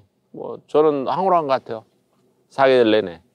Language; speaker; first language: Korean; native; Korean